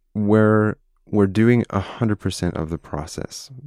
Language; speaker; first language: English; non-native, fluent; French